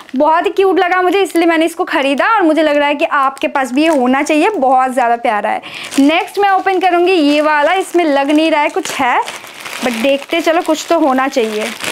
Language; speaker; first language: Hindi; non-native, local second language; Bangla